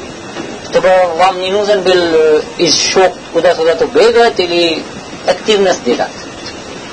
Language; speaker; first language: Russian; non-native, learner; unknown